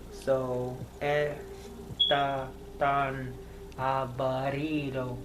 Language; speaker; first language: Spanish; non-native, learner; English